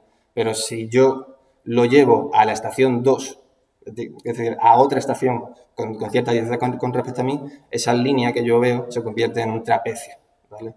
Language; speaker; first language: Spanish; native; Spanish